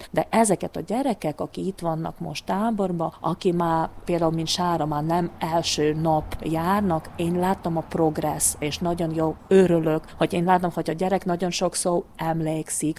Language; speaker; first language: Hungarian; non-native, local second language; Ukrainian